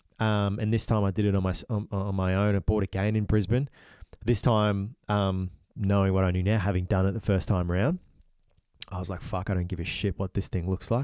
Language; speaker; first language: English; native; English